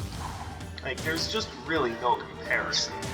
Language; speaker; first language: English; native; English